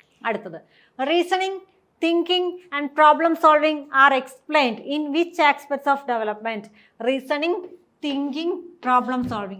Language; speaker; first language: English; non-native, local second language; Malayalam